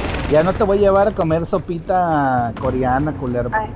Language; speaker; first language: Spanish; native; Spanish